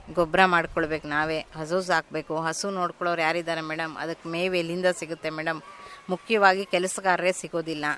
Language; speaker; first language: Kannada; native; Kannada